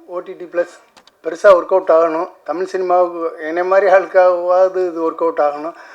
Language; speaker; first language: Tamil; native; Tamil